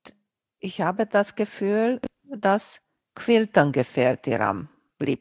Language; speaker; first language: German; non-native, fluent; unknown